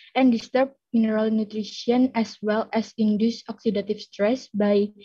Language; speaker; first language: English; non-native, fluent; Indonesian